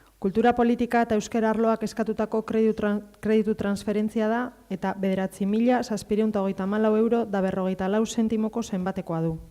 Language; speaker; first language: Basque; native; Basque